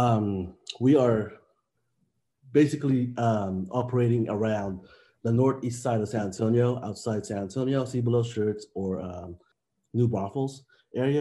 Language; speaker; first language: English; non-native, local second language; Filipino